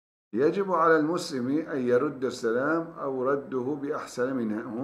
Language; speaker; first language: Arabic; non-native, fluent; Turkish